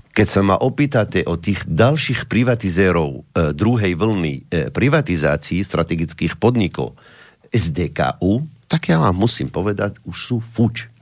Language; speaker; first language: Slovak; non-native, fluent; Arabic